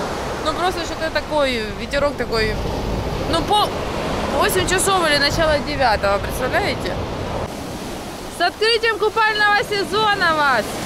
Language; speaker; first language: Russian; native; Russian